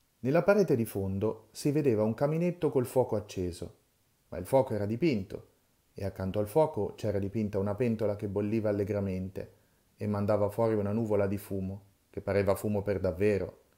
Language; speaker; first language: Italian; native; Italian